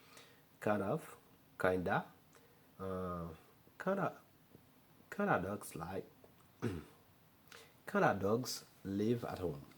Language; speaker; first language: English; non-native, learner; Haitian Creole